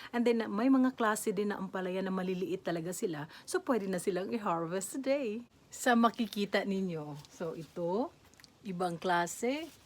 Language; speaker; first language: Filipino; native; Filipino